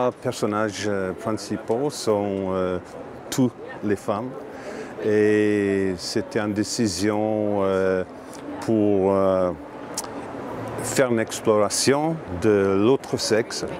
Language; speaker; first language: French; non-native, learner; English